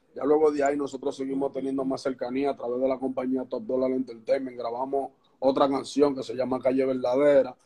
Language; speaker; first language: Spanish; native; Spanish